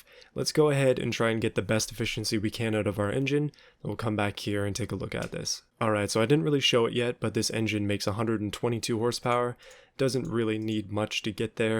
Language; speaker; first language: English; native; English